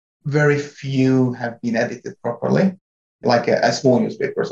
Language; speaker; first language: English; non-native, fluent; Hungarian